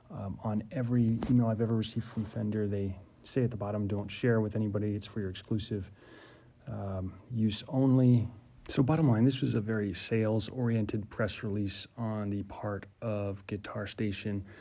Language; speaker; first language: English; native; English